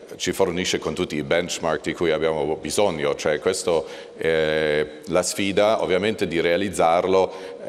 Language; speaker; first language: Italian; non-native, fluent; German